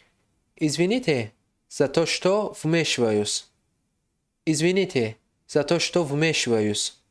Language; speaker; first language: Russian; non-native, fluent; Tajik